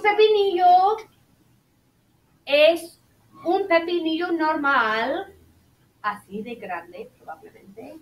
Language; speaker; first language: Spanish; non-native, fluent; English